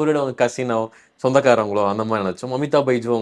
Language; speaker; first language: Tamil; native; Tamil